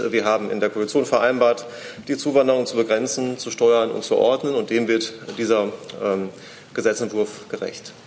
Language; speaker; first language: German; native; German